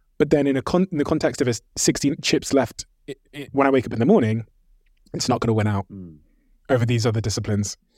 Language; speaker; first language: English; native; English